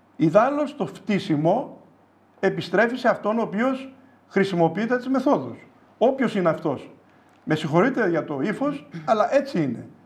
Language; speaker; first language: Greek; native; Greek